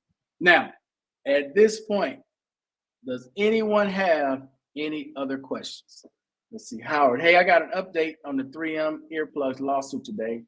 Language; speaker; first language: English; native; English